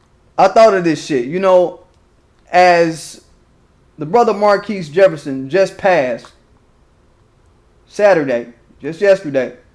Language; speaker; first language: English; native; English